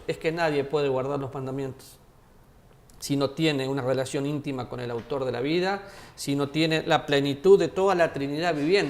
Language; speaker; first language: Spanish; native; Spanish